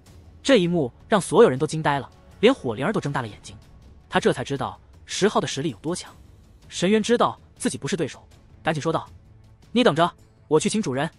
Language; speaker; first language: Chinese; native; Chinese